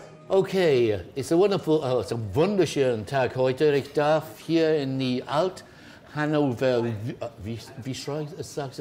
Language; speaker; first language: German; non-native, learner; English